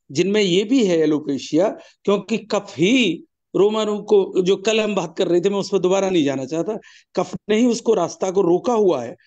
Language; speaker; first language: Hindi; native; Hindi